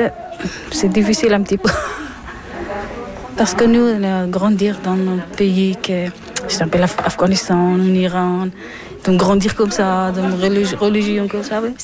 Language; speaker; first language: French; non-native, learner; Persian